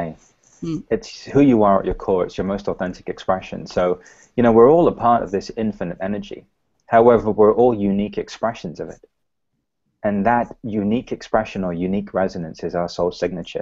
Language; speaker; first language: English; native; English